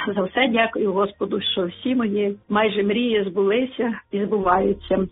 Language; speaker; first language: Ukrainian; non-native, local second language; Russian